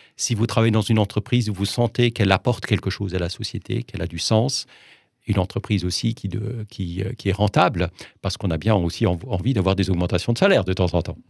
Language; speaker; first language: French; non-native, local second language; Swiss German